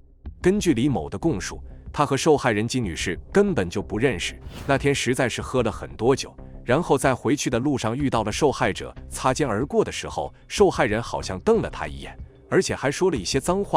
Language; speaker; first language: Chinese; native; Chinese